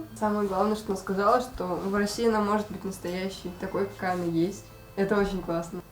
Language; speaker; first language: Russian; native; Russian